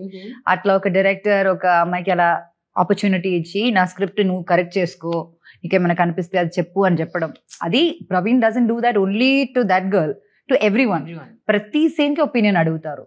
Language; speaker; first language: Telugu; non-native, fluent; Malayalam